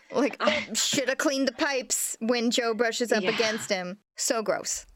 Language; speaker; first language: English; native; English